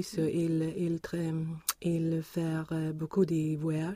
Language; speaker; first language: French; non-native, learner; Swedish